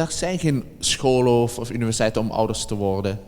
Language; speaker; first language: Dutch; native; Dutch